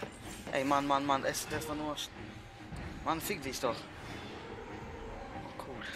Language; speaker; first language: German; early bilingual, other home language; Polish